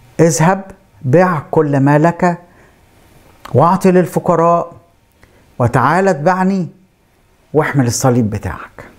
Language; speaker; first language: Arabic; native; Arabic